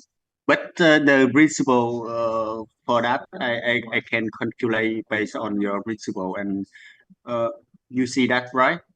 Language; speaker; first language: English; non-native, learner; Vietnamese